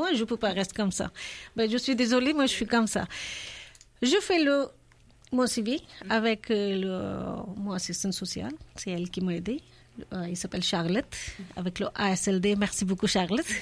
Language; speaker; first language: French; non-native, learner; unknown